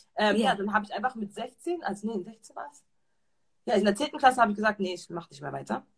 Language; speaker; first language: German; native; German